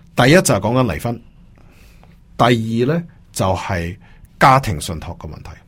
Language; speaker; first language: Cantonese; early bilingual, heritage; Cantonese